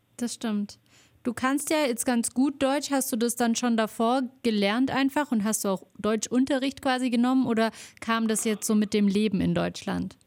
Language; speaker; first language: German; native; German